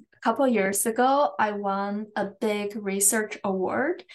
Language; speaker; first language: English; non-native, fluent; Chinese